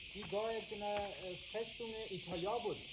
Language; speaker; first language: Persian; early bilingual, heritage; Persian